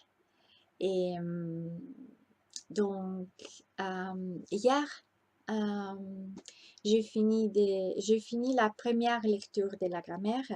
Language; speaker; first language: French; non-native, learner; Italian